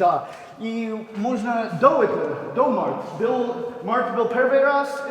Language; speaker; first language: Russian; non-native, learner; English